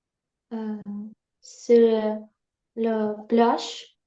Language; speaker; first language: French; non-native, learner; Ukrainian